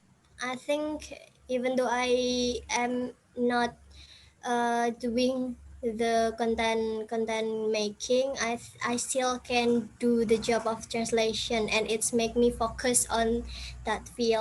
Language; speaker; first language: English; non-native, fluent; Indonesian